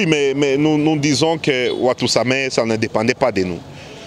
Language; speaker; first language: French; non-native, local second language; Swahili